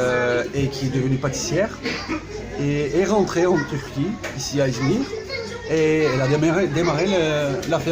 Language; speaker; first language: French; early bilingual, heritage; French